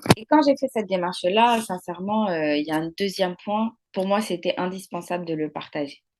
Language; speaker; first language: French; non-native, local second language; Arabic